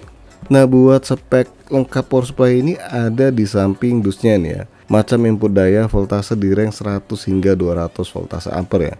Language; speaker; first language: Indonesian; native; Indonesian